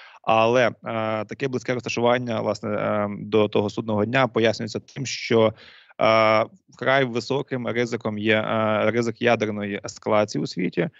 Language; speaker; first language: Ukrainian; native; Ukrainian